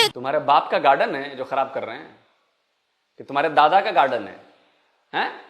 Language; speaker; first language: Hindi; native; Hindi